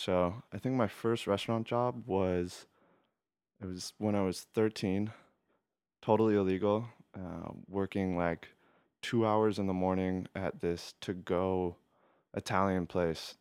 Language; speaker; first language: English; native; English